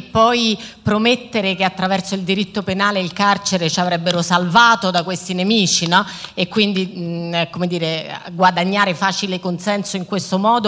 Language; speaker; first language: Italian; native; Italian